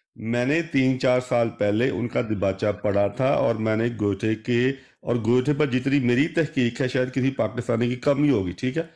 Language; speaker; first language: Urdu; non-native, local second language; Punjabi